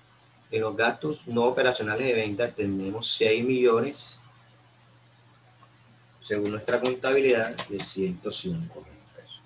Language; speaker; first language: Spanish; native; Spanish